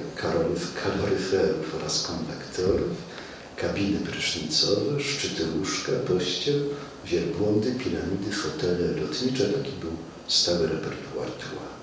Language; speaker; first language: Polish; native; Polish